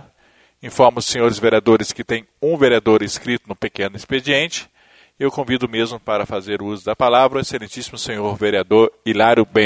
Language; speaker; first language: Portuguese; native; Portuguese